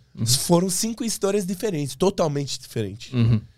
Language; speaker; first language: Portuguese; non-native, fluent; Persian